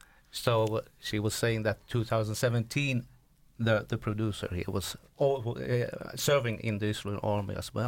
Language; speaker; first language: English; non-native, fluent; Finnish